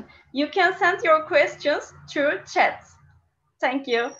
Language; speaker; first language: English; non-native, fluent; Turkish